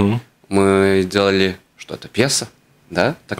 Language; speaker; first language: Russian; non-native, fluent; Latvian